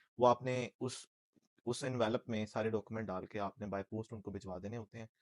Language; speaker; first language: Urdu; non-native, local second language; Punjabi